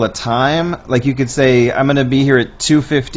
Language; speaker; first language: English; native; English